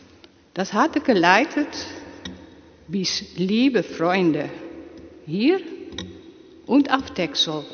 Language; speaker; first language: German; non-native, learner; Dutch